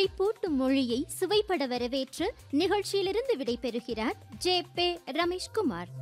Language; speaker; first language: Tamil; native; Tamil